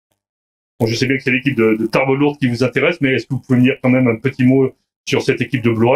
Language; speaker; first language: French; native; French